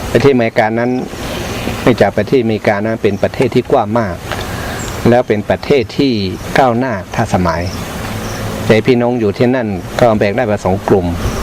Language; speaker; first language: Thai; non-native, local second language; Hmong